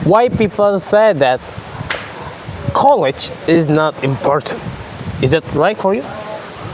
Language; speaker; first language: English; non-native, learner; Indonesian